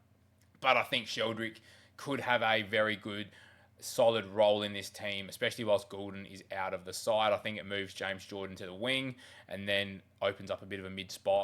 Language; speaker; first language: English; native; English